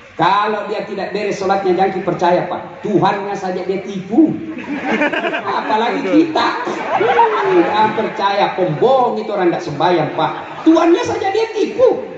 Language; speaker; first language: Indonesian; non-native, local second language; Buginese